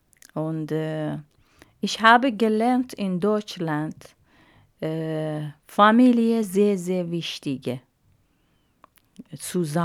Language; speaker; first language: German; non-native, learner; Arabic